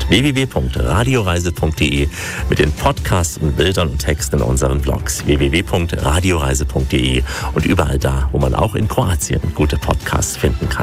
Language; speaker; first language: German; native; German